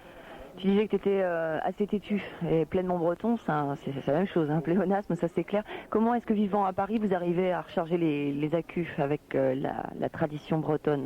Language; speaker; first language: French; native; French